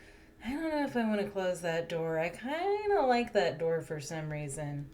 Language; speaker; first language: English; native; English